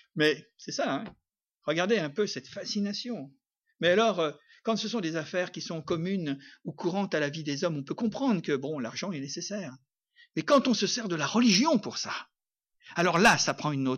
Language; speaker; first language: French; native; French